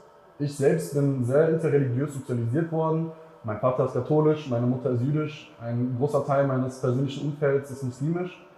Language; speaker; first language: German; native; German